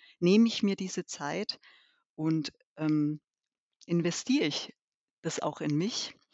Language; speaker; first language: German; early bilingual, other home language; Albanian